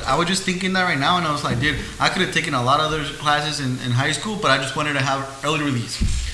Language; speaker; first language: English; early bilingual, other home language; Spanish